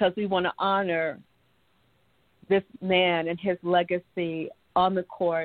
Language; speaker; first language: English; native; English